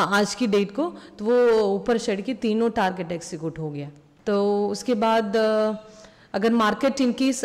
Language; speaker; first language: Hindi; non-native, local second language; Malayalam